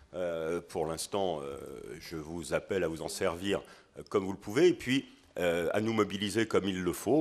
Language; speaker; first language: French; native; French